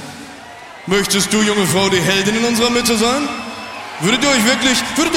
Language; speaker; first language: German; native; German